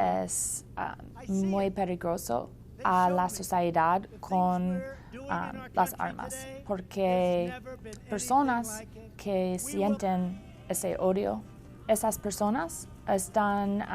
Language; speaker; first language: Spanish; non-native, learner; English